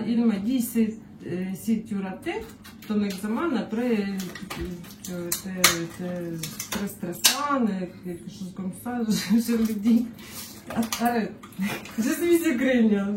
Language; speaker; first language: French; non-native, fluent; Russian